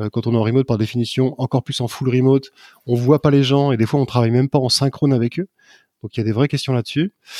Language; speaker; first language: French; native; French